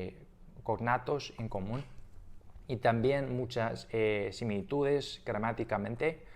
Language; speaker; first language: Spanish; non-native, fluent; Chinese